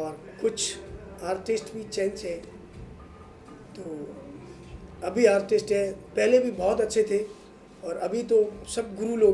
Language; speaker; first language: Hindi; non-native, local second language; Rajasthani